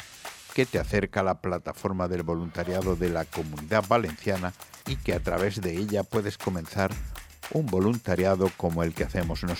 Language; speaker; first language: Spanish; native; Spanish